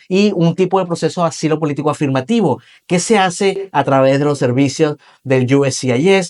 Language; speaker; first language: Spanish; native; Spanish